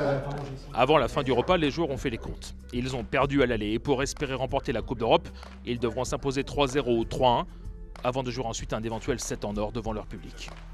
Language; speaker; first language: French; native; French